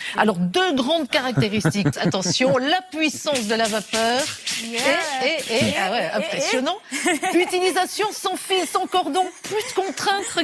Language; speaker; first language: French; native; French